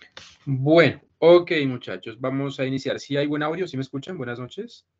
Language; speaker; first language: Spanish; native; Spanish